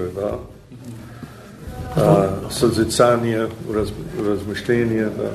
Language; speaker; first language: Russian; non-native, fluent; English